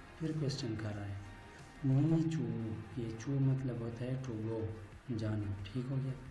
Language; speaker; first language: Urdu; native; Urdu